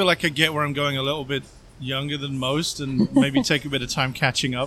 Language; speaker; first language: English; native; English